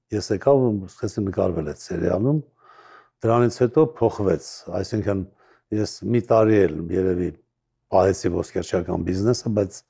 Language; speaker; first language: Armenian; native; Armenian